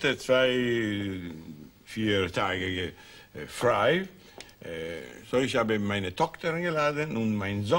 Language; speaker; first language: German; non-native, learner; Italian